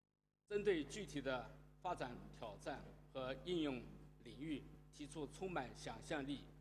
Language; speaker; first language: Chinese; native; Chinese